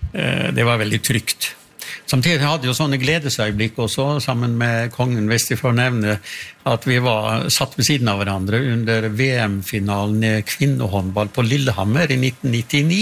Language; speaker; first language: Norwegian; native; Norwegian